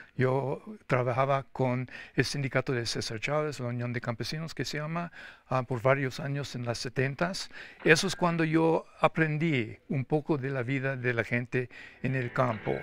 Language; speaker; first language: Spanish; non-native, fluent; English